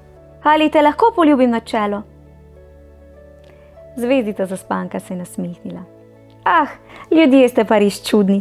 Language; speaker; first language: Slovenian; native; Slovenian